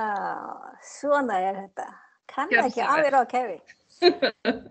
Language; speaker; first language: Icelandic; non-native, learner; Chinese